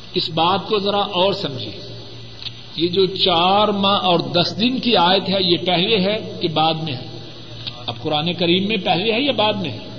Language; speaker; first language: Urdu; non-native, local second language; Punjabi